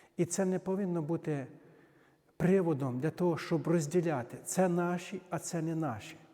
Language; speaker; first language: Ukrainian; native; Ukrainian